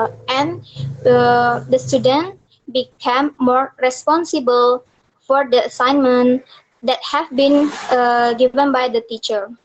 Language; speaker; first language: English; non-native, learner; Indonesian